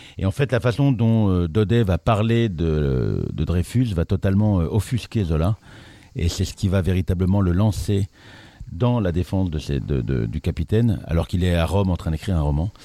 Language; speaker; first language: French; native; French